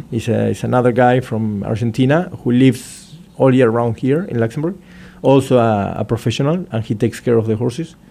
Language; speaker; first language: English; non-native, fluent; Spanish